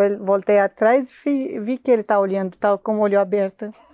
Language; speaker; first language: Portuguese; non-native, learner; Arabic